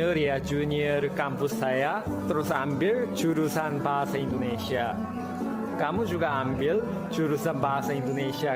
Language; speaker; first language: Indonesian; non-native, fluent; Korean